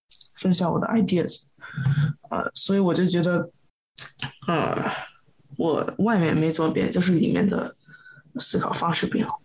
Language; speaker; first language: Chinese; early bilingual, heritage; Chinese